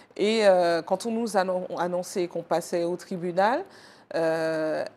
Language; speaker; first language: French; native; French